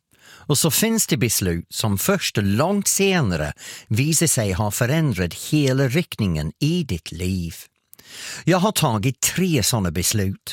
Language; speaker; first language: Swedish; non-native, fluent; English